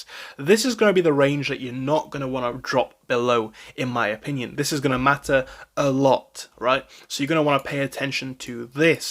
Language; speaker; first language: English; native; English